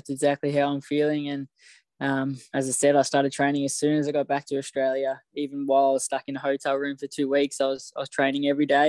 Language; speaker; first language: English; native; English